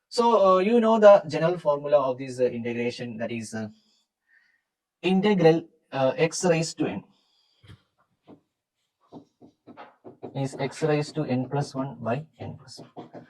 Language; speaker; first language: English; non-native, local second language; Malayalam